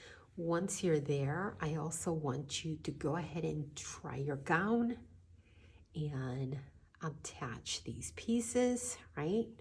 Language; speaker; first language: English; native; English